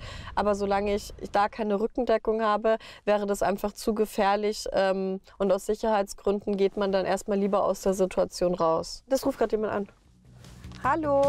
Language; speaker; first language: German; native; German